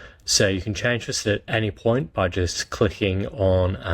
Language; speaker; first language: English; native; English